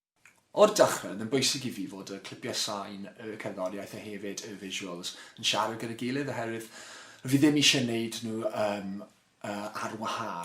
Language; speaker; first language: Welsh; non-native, local second language; English